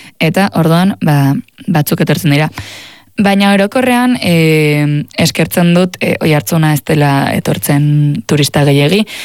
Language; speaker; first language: Basque; native; Basque